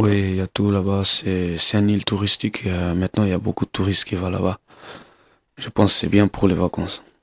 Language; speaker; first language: French; non-native, learner; Kabuverdianu